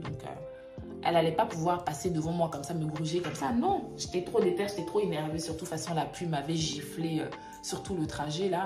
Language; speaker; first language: French; native; French